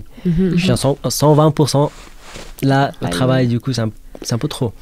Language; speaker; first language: French; non-native, fluent; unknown